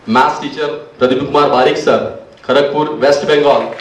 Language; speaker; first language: Hindi; non-native, local second language; Marathi